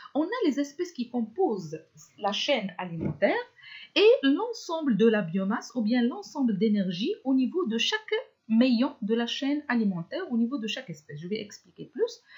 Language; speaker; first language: French; non-native, local second language; Arabic